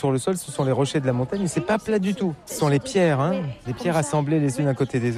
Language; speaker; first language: French; native; French